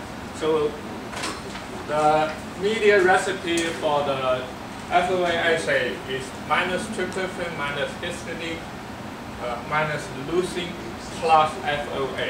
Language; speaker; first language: English; non-native, fluent; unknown